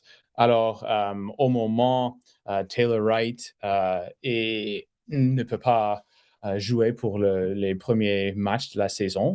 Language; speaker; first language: French; non-native, fluent; English